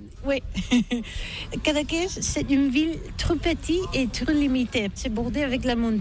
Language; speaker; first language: French; non-native, learner; Catalan